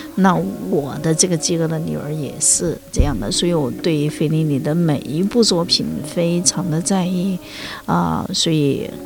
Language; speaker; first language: Chinese; native; Chinese